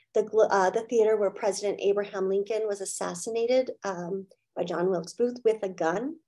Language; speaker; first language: English; native; English